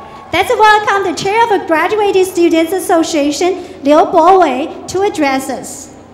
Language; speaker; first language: English; non-native, fluent; Chinese